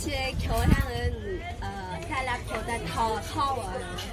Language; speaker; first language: Korean; non-native, learner; Vietnamese